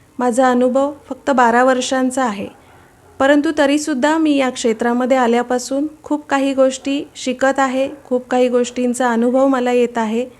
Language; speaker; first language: Marathi; native; Marathi